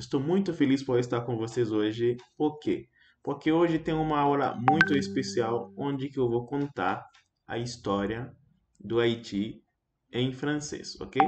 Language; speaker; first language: Portuguese; non-native, fluent; Haitian Creole